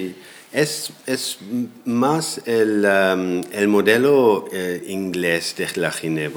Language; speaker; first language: Spanish; non-native, fluent; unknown